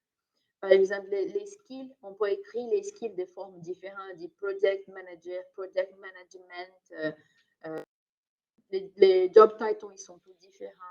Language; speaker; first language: French; non-native, fluent; Portuguese